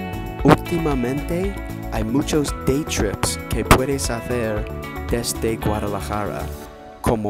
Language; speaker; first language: Spanish; non-native, fluent; English